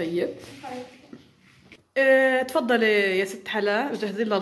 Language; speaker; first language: Arabic; native; Arabic